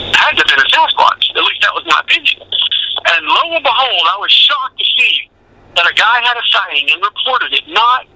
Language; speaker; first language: English; native; English